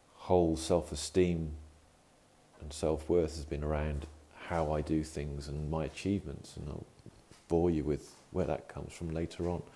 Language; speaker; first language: English; native; English